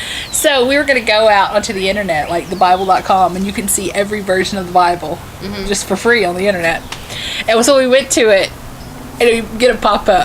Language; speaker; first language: English; native; English